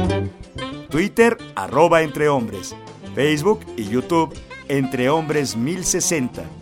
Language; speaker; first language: Spanish; native; Spanish